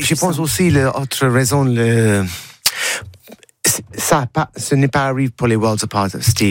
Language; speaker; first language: French; non-native, learner; English